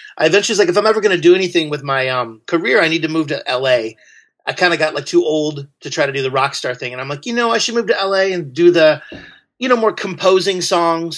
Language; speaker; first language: English; native; English